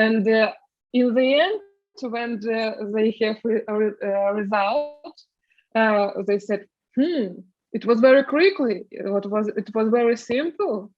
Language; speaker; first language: English; non-native, learner; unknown